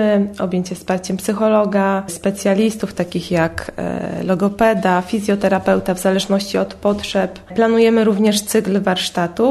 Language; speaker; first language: Polish; native; Polish